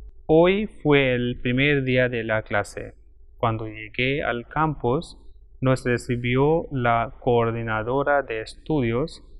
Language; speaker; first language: Spanish; non-native, fluent; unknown